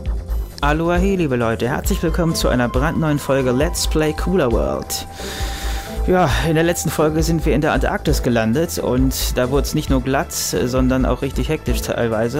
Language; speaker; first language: German; native; German